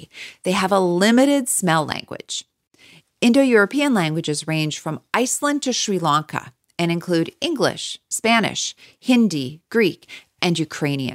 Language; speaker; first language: English; native; English